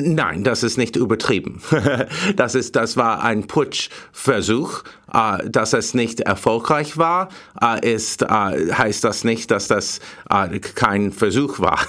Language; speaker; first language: German; non-native, fluent; English